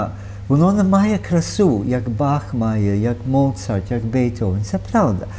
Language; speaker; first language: Ukrainian; early bilingual, heritage; Ukrainian